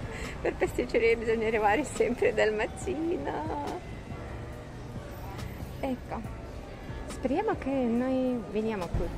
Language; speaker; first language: Italian; non-native, learner; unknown